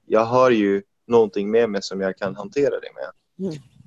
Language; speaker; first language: Swedish; non-native, fluent; Arabic